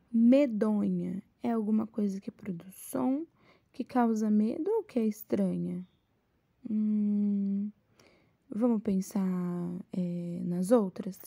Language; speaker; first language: Portuguese; native; Portuguese